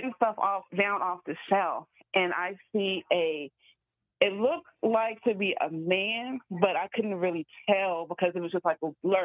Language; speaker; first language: English; native; English